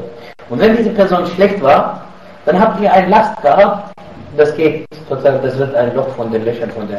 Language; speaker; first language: German; non-native, fluent; Arabic